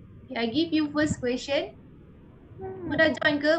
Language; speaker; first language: English; non-native, local second language; Malay